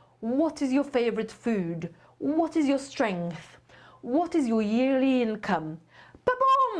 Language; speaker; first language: English; non-native, fluent; Polish